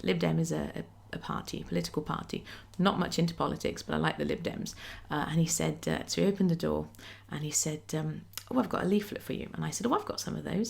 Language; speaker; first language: English; native; English